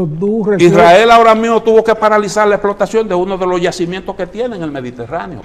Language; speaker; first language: Spanish; native; Spanish